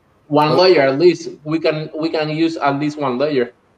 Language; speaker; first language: English; non-native, local second language; Spanish